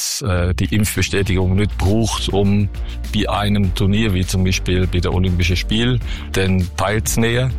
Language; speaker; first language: German; native; German